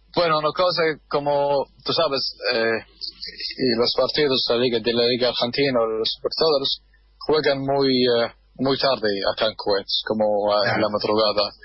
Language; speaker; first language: Spanish; non-native, fluent; Arabic